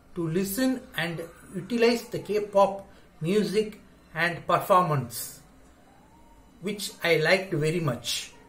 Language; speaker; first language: English; non-native, local second language; Tamil